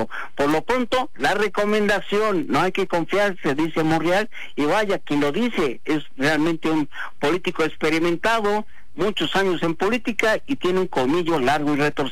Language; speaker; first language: Spanish; native; Spanish